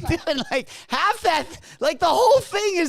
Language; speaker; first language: English; native; English